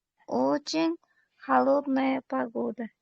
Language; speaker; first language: Russian; non-native, learner; Uzbek